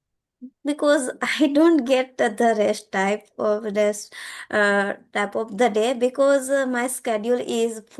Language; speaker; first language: English; non-native, learner; Gujarati